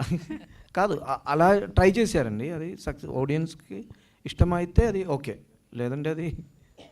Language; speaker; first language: Telugu; non-native, learner; Malayalam